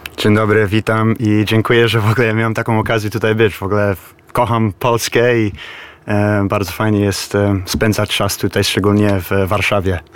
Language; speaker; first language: Polish; early bilingual, heritage; Polish